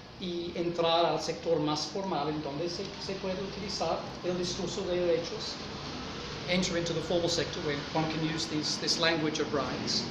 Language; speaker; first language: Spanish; non-native, fluent; English